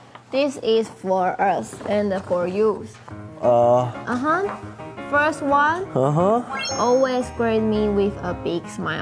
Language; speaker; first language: English; non-native, learner; Chinese